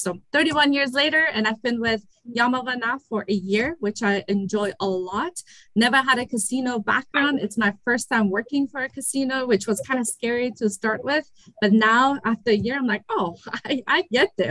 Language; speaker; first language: English; non-native, fluent; German